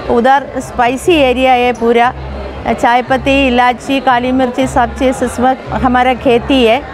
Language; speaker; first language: Hindi; non-native, local second language; Malayalam